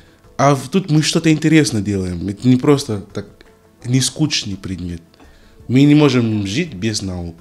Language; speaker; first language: Russian; non-native, learner; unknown